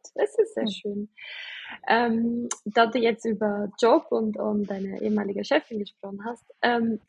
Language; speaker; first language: German; non-native, fluent; Portuguese